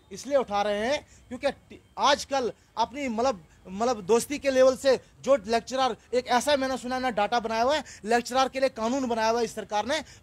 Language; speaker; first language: Hindi; non-native, local second language; Kashmiri